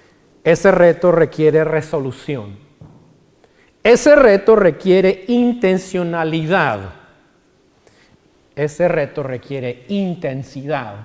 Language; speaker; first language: Spanish; native; Spanish